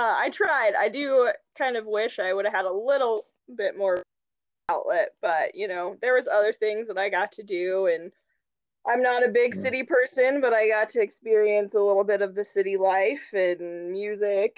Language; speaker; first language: English; native; English